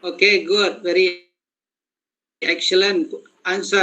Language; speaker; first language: English; non-native, learner; Indonesian